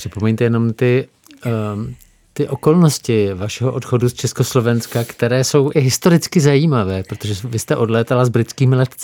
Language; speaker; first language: Czech; native; Czech